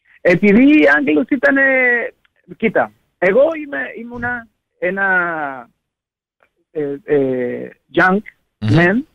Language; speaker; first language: Greek; non-native, learner; Spanish